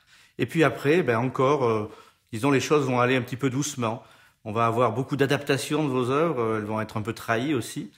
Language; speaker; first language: French; native; French